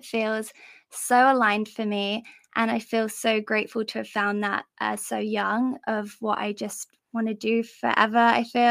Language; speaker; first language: English; native; English